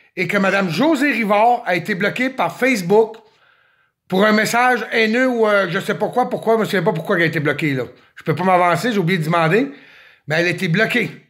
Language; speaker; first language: French; native; French